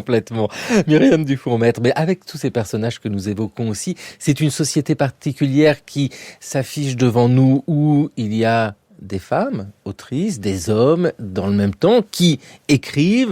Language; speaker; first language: French; native; French